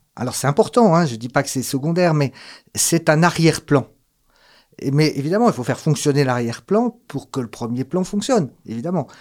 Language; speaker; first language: French; native; French